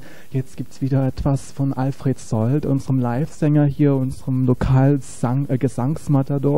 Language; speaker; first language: German; native; German